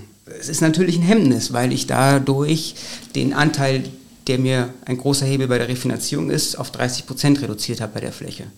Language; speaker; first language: German; native; German